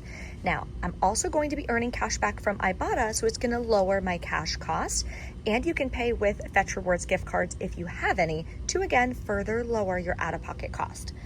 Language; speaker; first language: English; native; English